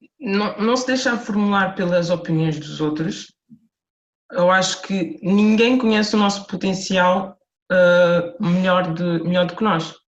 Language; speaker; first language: Portuguese; native; Portuguese